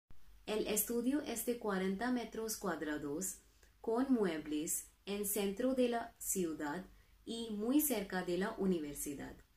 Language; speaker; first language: Spanish; non-native, learner; Hindi